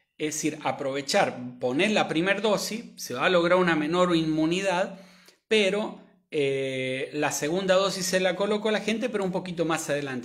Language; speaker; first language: Spanish; native; Spanish